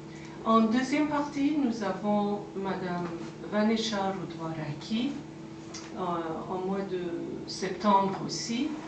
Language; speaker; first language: French; non-native, fluent; Persian